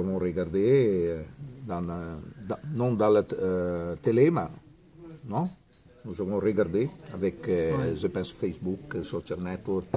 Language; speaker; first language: French; non-native, learner; Italian